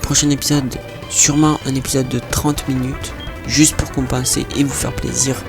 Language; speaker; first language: French; native; French